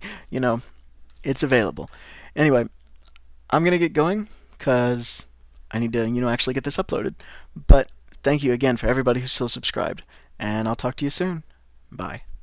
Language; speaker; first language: English; native; English